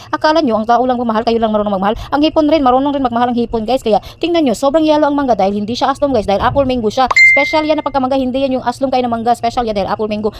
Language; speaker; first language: Filipino; non-native, local second language; Cebuano